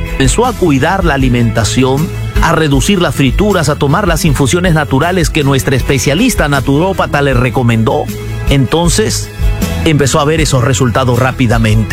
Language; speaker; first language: Spanish; native; Spanish